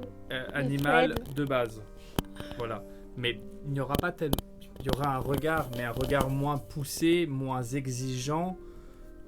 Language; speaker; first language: French; native; French